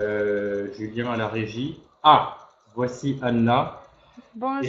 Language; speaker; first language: French; native; French